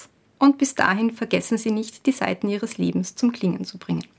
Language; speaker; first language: German; native; German